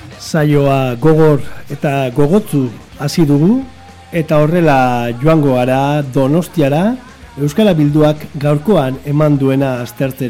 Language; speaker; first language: Basque; native; Basque